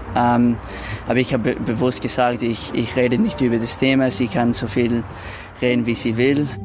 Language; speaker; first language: German; non-native, learner; English